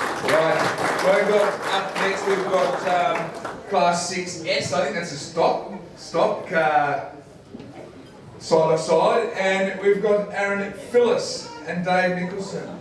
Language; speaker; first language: English; native; English